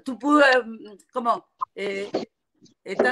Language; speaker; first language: French; non-native, fluent; Spanish